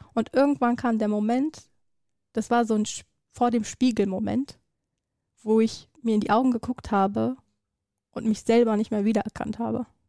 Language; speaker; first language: German; early bilingual, other home language; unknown